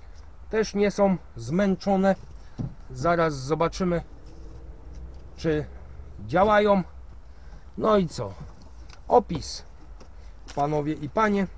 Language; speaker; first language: Polish; native; Polish